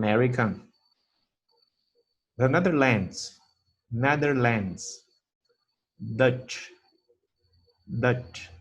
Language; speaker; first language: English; non-native, fluent; Portuguese